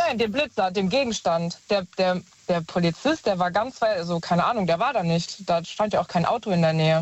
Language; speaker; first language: German; native; German